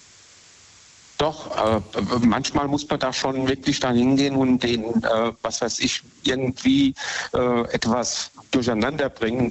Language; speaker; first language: German; native; German